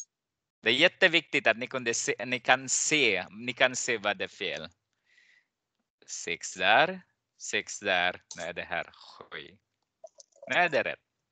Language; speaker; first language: Swedish; non-native, fluent; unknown